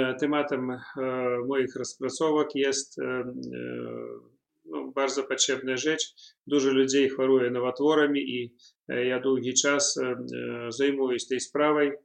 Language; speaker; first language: Polish; non-native, learner; Belarusian